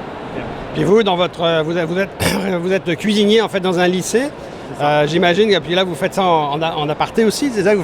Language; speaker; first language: French; native; French